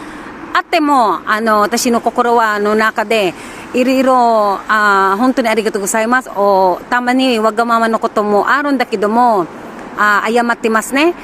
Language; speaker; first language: Japanese; non-native, learner; Filipino